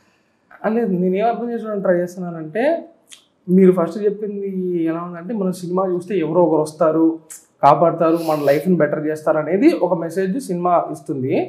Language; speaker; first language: Telugu; native; Telugu